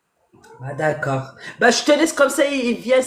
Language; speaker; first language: French; non-native, learner; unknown